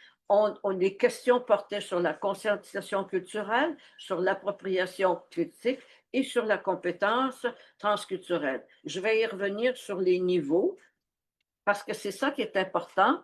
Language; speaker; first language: French; native; French